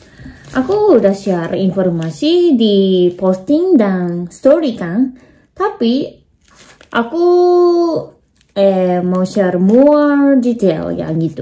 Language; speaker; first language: Indonesian; non-native, fluent; Japanese